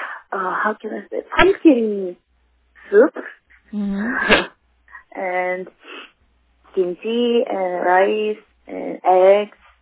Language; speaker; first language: English; non-native, learner; Korean